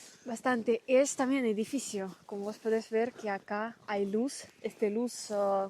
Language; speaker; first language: Spanish; non-native, learner; Russian